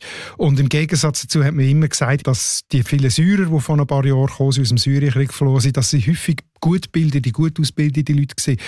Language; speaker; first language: German; native; German